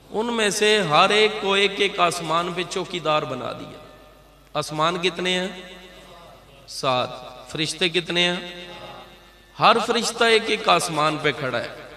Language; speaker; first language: Urdu; non-native, local second language; Punjabi